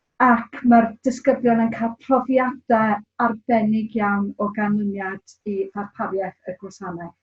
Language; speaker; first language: Welsh; native; Welsh